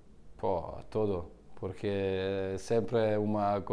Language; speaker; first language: Portuguese; non-native, learner; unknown